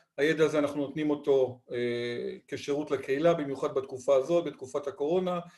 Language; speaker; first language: Hebrew; non-native, fluent; Spanish